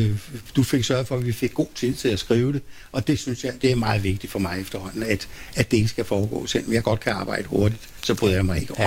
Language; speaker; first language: Danish; native; Danish